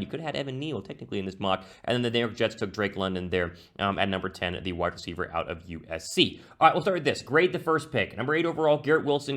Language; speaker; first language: English; native; English